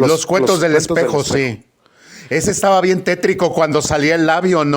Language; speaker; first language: Spanish; native; Spanish